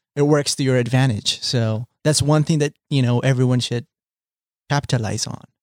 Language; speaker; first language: English; non-native, fluent; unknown